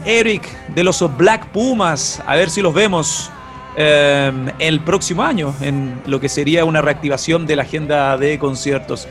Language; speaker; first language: Spanish; native; Spanish